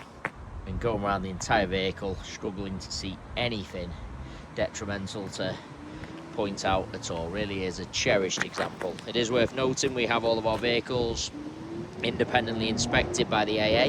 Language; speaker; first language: English; native; English